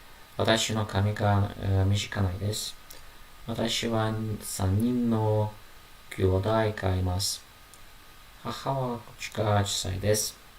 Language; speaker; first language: Japanese; non-native, learner; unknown